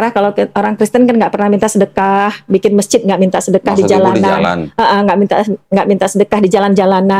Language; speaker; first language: Indonesian; native; Indonesian